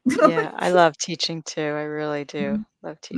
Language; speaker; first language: English; native; English